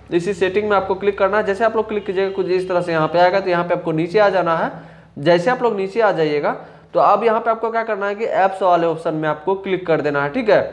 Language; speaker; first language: Hindi; native; Hindi